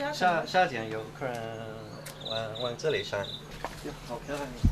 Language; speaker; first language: Chinese; non-native, fluent; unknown